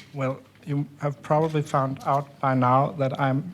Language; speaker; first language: English; non-native, fluent; Danish